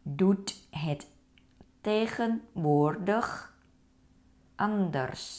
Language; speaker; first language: Dutch; non-native, fluent; Thai